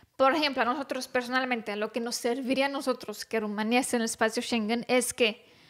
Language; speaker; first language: Spanish; non-native, fluent; Romanian